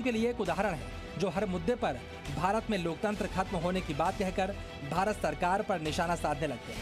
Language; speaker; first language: Hindi; native; Hindi